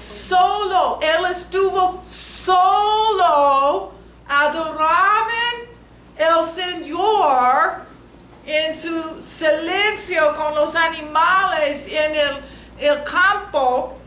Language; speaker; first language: Spanish; non-native, learner; English